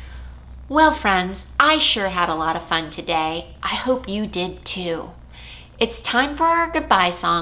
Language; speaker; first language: English; native; English